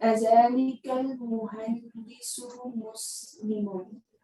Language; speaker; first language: Arabic; non-native, learner; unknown